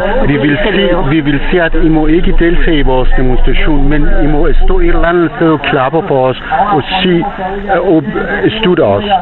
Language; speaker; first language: Danish; non-native, fluent; Persian